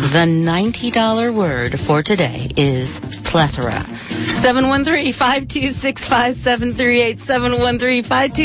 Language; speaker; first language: English; native; English